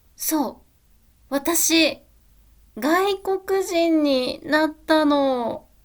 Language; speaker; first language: Japanese; native; Japanese